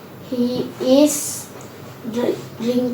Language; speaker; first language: English; non-native, learner; Indonesian